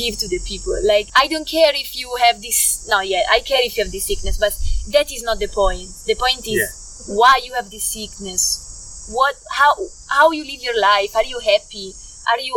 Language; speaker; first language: English; non-native, fluent; Italian